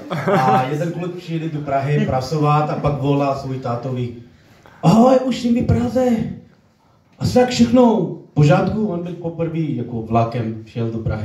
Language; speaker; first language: Czech; non-native, learner; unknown